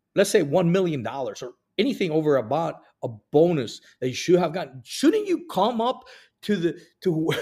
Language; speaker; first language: English; early bilingual, other home language; Spanish